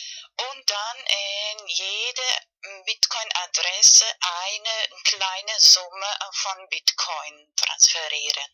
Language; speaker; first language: German; non-native, fluent; Spanish